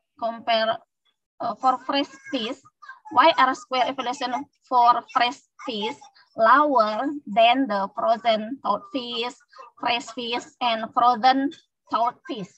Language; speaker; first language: English; non-native, learner; Indonesian